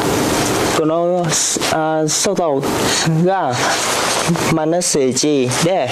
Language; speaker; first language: Japanese; non-native, learner; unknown